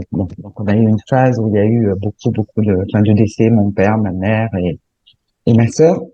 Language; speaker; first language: French; native; French